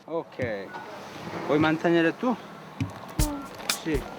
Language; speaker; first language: Italian; non-native, learner; Korean